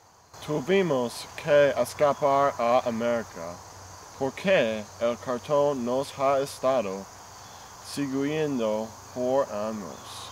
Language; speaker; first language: Spanish; non-native, learner; English